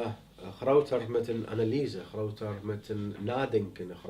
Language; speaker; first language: Dutch; non-native, learner; Arabic